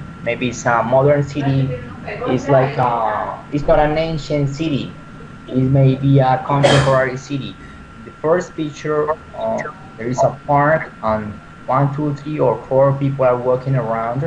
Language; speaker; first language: English; non-native, learner; Spanish